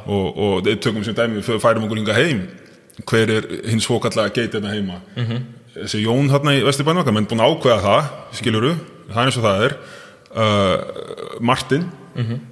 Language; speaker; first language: Icelandic; early bilingual, other home language; Russian